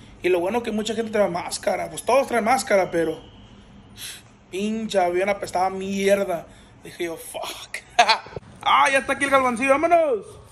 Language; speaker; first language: Spanish; early bilingual, heritage; Spanish